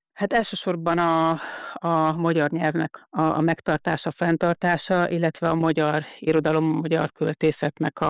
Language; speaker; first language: Hungarian; native; Hungarian